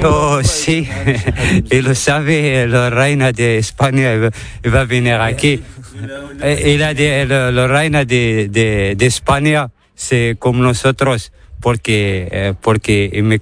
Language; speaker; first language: Spanish; non-native, learner; Arabic